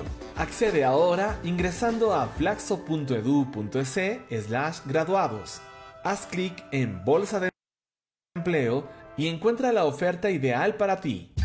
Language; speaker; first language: Spanish; native; Spanish